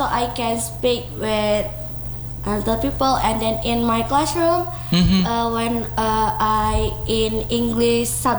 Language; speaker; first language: English; non-native, learner; Indonesian